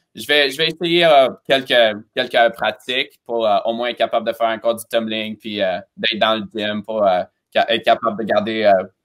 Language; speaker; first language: French; early bilingual, other home language; Romanian